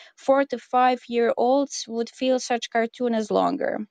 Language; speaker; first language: English; non-native, fluent; Croatian